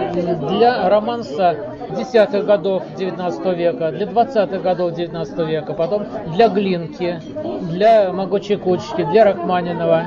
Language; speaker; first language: Russian; native; Russian